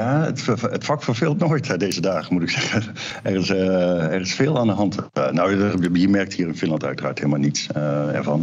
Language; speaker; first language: Dutch; native; Dutch